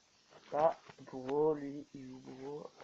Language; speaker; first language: French; native; French